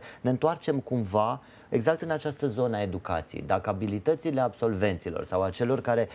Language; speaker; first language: Romanian; native; Romanian